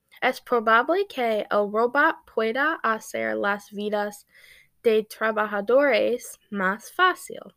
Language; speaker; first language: Spanish; non-native, learner; English